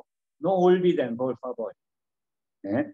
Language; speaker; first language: Spanish; non-native, learner; Korean